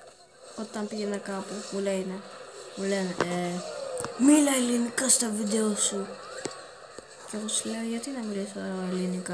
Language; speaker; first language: Greek; early bilingual, heritage; Greek